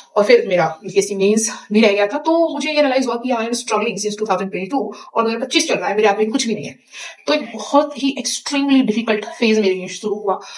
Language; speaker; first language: Hindi; native; Hindi